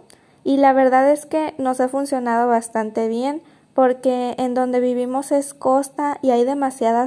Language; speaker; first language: Spanish; native; Spanish